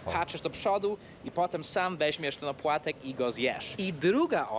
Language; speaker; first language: Polish; early bilingual, heritage; Polish